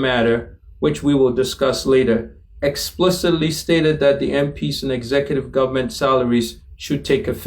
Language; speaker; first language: English; non-native, local second language; Akan